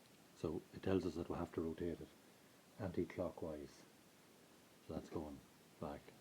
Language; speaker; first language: English; native; English